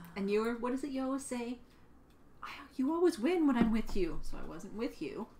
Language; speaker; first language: English; native; English